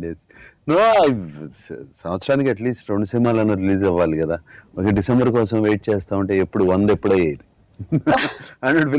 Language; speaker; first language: Telugu; native; Telugu